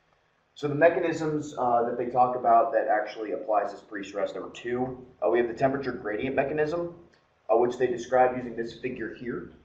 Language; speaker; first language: English; native; English